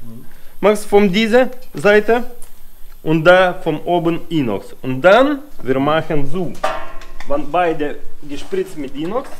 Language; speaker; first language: German; non-native, learner; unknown